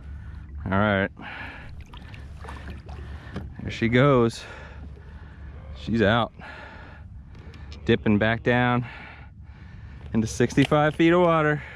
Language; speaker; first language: English; native; English